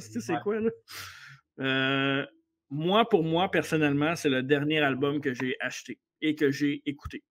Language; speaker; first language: French; native; French